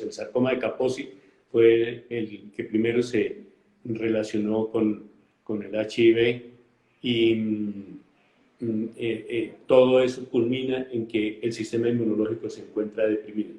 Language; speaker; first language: Spanish; native; Spanish